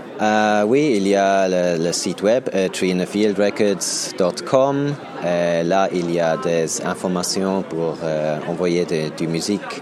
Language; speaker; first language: French; non-native, learner; German